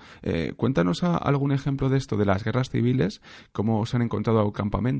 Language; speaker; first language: Spanish; native; Spanish